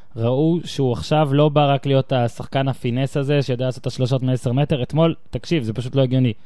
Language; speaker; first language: Hebrew; native; Hebrew